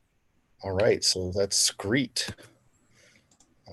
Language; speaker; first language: English; native; English